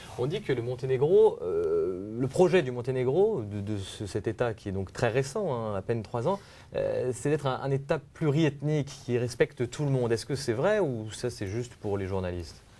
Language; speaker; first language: French; native; French